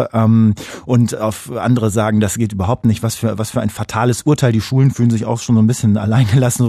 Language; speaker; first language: German; native; German